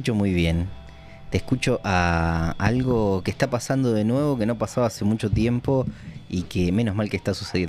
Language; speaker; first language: Spanish; native; Spanish